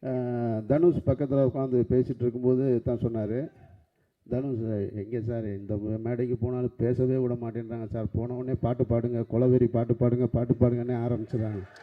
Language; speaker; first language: Tamil; native; Tamil